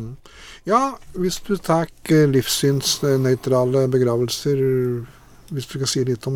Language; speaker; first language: Norwegian; native; Norwegian